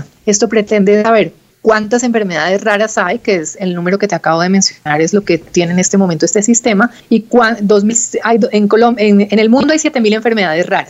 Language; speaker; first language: Spanish; native; Spanish